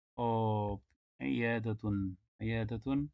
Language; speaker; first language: Arabic; non-native, fluent; Uzbek